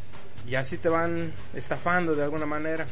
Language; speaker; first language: Spanish; native; Spanish